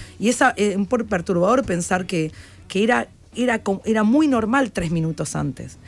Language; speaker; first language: Spanish; native; Spanish